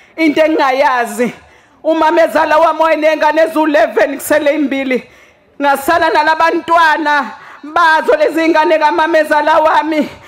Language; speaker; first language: Zulu; native; Zulu